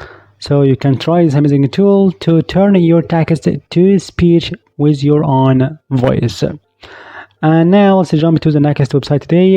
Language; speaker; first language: English; non-native, fluent; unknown